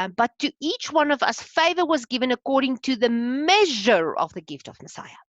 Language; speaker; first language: English; non-native, local second language; Afrikaans